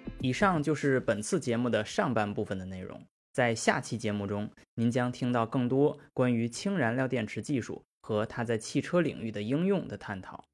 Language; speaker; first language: Chinese; native; Chinese